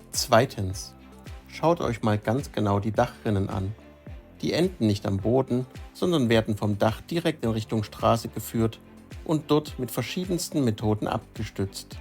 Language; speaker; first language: German; native; German